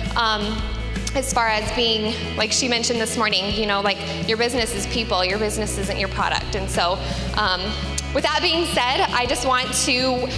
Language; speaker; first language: English; native; English